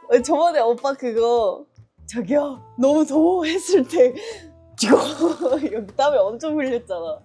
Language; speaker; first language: Korean; non-native, fluent; Japanese